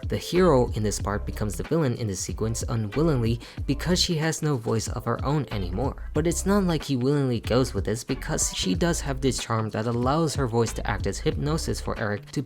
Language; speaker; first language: English; native; English